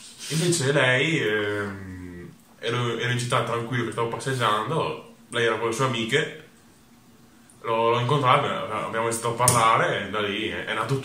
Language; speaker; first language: Italian; early bilingual, other home language; Russian